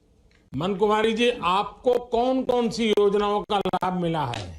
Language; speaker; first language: Hindi; non-native, local second language; Gujarati